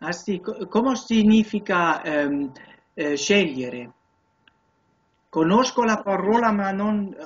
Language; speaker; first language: Italian; non-native, learner; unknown